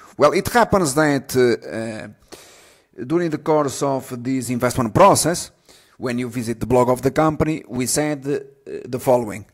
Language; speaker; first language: English; non-native, fluent; Portuguese